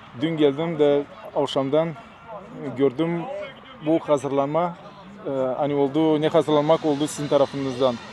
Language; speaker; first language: Turkish; non-native, learner; Gagauz